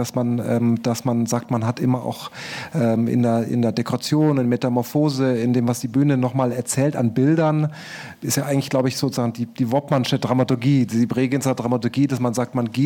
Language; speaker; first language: German; native; German